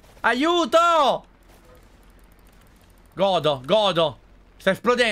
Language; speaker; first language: Italian; native; Italian